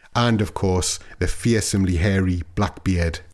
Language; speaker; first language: English; native; English